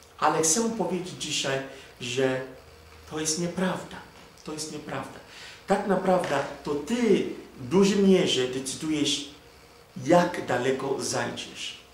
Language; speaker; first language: Polish; non-native, fluent; Igbo